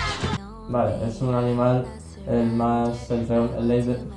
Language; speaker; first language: Spanish; native; Spanish